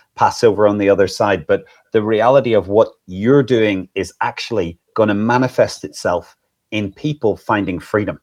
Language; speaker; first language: English; native; English